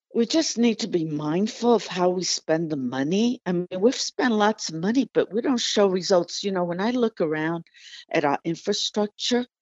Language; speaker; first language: English; non-native, fluent; Spanish